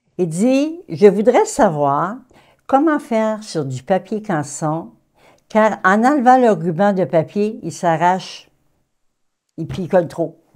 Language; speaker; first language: French; native; French